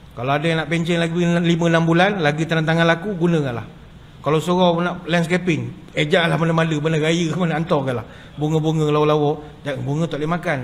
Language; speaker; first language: Malay; native; Malay